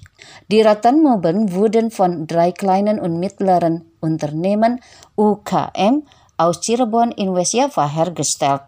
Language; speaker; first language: German; non-native, fluent; Indonesian